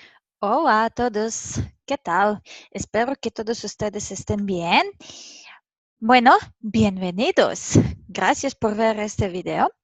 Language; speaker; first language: Spanish; non-native, fluent; Serbian